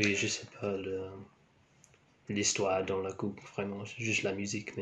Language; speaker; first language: French; non-native, learner; English